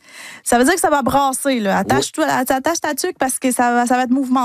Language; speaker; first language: French; native; French